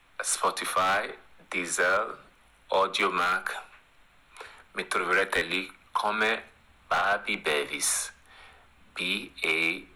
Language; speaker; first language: Italian; non-native, fluent; English